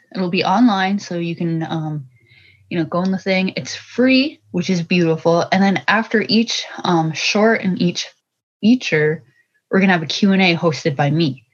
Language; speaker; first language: English; native; English